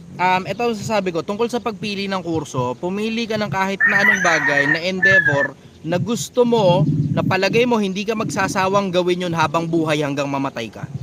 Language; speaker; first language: Filipino; native; Filipino